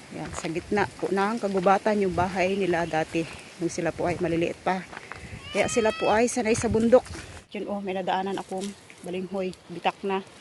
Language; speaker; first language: Filipino; non-native, local second language; Cebuano